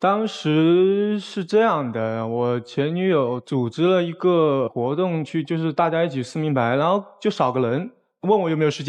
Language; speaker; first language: Chinese; native; Chinese